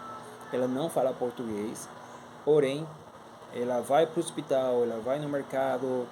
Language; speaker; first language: Portuguese; non-native, fluent; Spanish